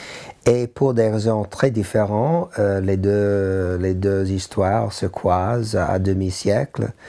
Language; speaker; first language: French; non-native, learner; English